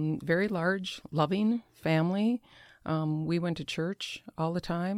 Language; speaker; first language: English; native; English